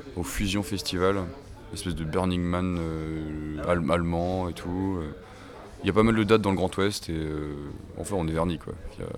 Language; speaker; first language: French; native; French